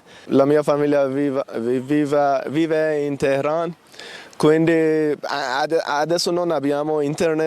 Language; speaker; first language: Italian; non-native, learner; Persian